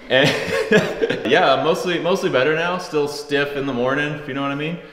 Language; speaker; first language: English; native; English